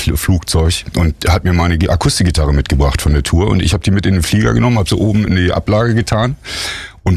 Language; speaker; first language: German; native; German